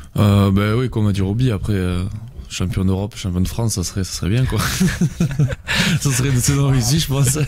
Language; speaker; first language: French; native; French